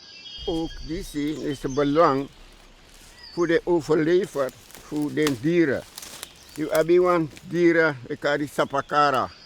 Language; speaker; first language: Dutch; non-native, local second language; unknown